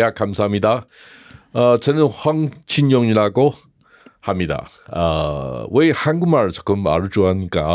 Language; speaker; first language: Korean; non-native, learner; Chinese